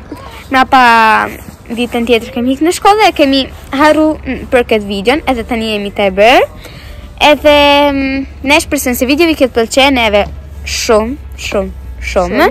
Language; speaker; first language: Albanian; early bilingual, heritage; Albanian